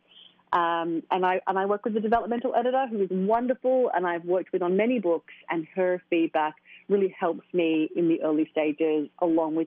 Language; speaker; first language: English; native; English